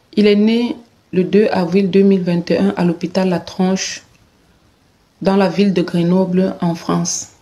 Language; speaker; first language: French; non-native, local second language; Lingala